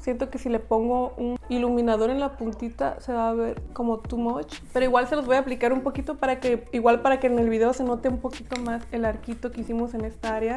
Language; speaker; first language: Spanish; native; Spanish